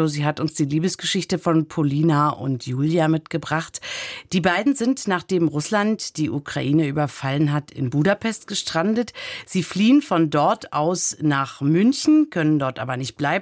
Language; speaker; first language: German; native; German